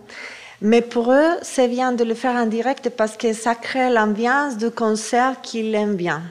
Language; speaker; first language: French; non-native, fluent; Spanish